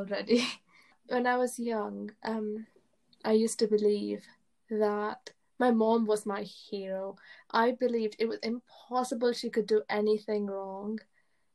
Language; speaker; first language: English; early bilingual, other home language; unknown